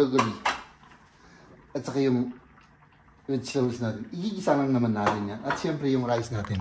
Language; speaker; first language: Filipino; native; Filipino